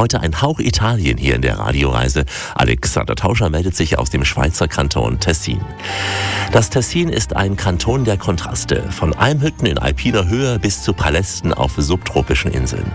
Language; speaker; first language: German; native; German